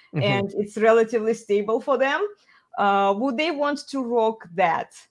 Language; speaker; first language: English; non-native, fluent; Russian